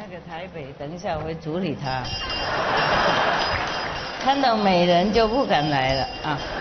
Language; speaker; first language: Chinese; non-native, fluent; Vietnamese